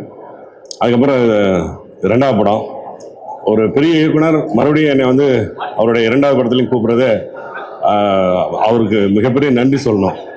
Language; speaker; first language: Tamil; native; Tamil